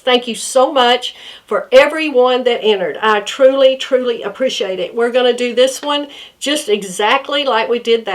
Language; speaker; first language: English; native; English